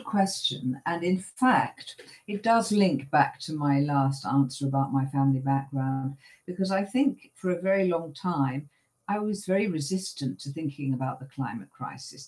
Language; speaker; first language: English; native; English